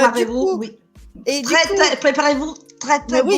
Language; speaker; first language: French; non-native, fluent; Italian